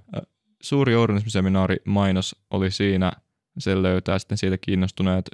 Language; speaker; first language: Finnish; native; Finnish